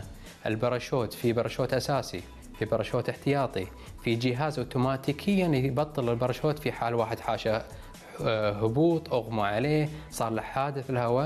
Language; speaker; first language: Arabic; native; Arabic